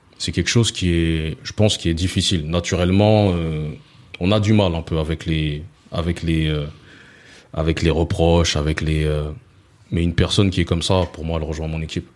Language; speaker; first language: French; early bilingual, other home language; Lingala